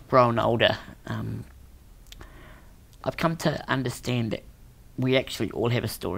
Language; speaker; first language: English; native; English